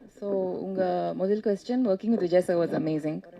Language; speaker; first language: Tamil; non-native, learner; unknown